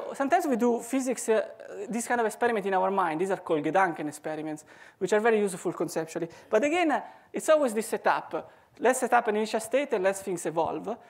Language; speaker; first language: English; non-native, fluent; Italian